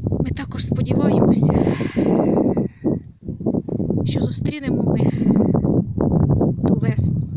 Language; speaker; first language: Ukrainian; native; Ukrainian